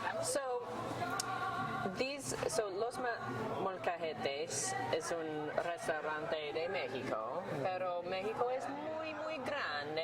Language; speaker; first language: Spanish; non-native, learner; English